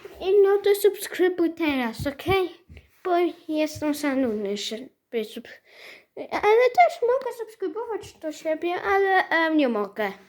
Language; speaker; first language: Polish; early bilingual, heritage; Polish